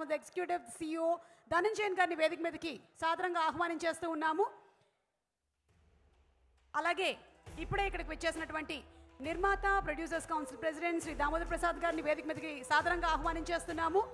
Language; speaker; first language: Telugu; native; Telugu